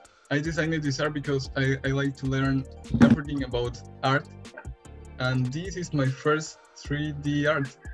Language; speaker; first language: English; non-native, learner; Spanish